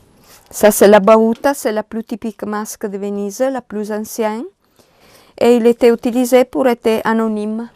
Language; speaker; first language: French; non-native, learner; Italian